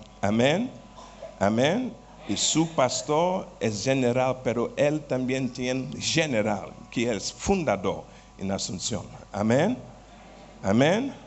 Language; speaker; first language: Spanish; non-native, learner; Portuguese